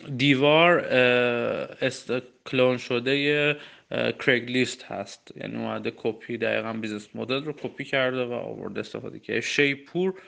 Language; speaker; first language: Persian; non-native, local second language; Armenian